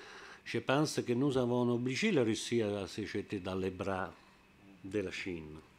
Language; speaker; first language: French; non-native, learner; Italian